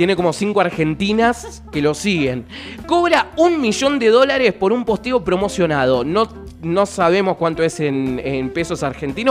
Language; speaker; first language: Spanish; native; Spanish